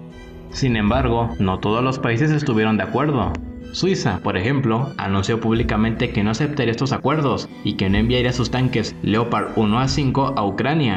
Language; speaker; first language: Spanish; native; Spanish